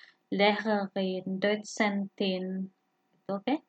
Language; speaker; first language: German; non-native, fluent; Indonesian